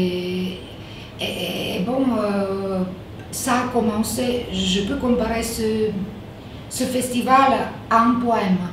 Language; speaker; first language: French; non-native, fluent; Bulgarian